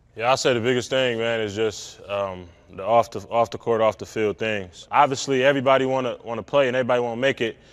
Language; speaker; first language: English; native; English